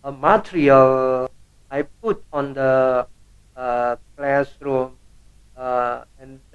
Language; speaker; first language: English; non-native, learner; Indonesian